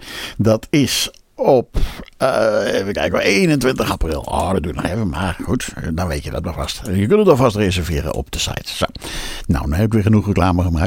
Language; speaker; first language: Dutch; native; Dutch